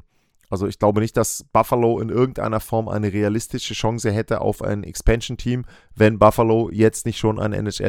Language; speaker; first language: German; native; German